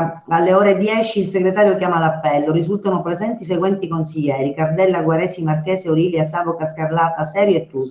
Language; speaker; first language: Italian; native; Italian